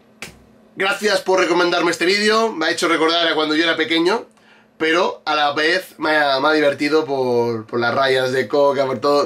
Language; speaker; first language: Spanish; native; Spanish